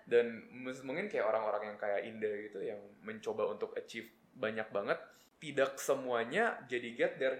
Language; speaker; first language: Indonesian; early bilingual, heritage; Indonesian